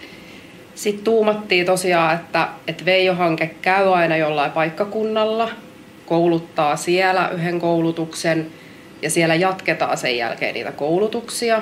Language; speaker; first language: Finnish; native; Finnish